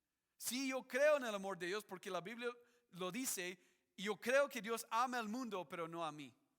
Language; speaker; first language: Spanish; non-native, fluent; English